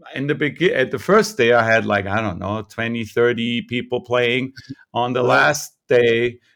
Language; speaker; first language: English; non-native, fluent; German